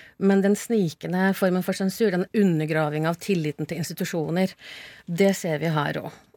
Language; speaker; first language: Norwegian; native; Norwegian